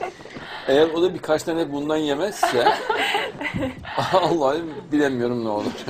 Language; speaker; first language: Turkish; native; Turkish